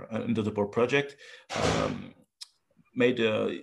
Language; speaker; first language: English; non-native, fluent; French